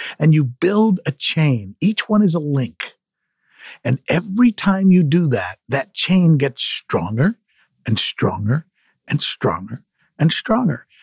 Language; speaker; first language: English; early bilingual, other home language; Spanish